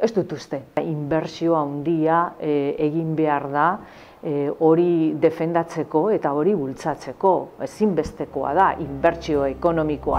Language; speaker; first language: Basque; non-native, local second language; Spanish